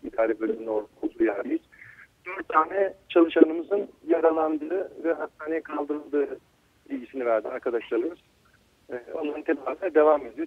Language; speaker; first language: Turkish; native; Turkish